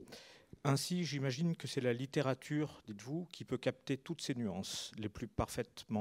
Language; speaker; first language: French; native; French